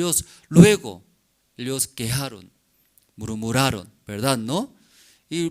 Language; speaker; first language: Spanish; non-native, learner; Korean